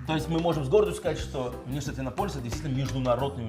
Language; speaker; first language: Russian; native; Russian